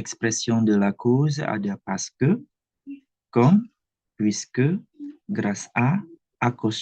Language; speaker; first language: French; non-native, fluent; Indonesian